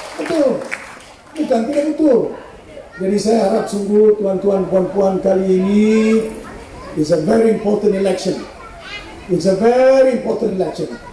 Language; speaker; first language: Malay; non-native, local second language; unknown